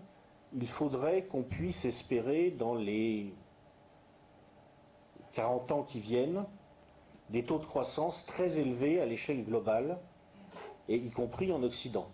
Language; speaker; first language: French; native; French